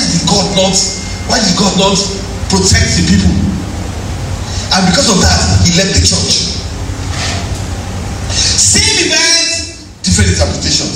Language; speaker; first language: English; non-native, local second language; Yoruba